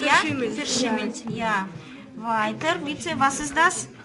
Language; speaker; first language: German; non-native, fluent; Russian